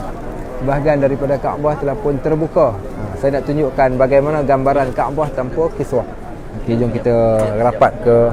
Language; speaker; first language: Malay; native; Malay